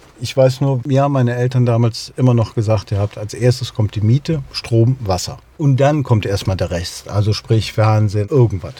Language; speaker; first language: German; native; German